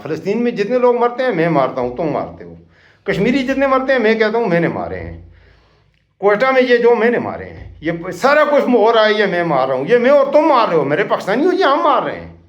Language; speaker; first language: Urdu; non-native, local second language; Punjabi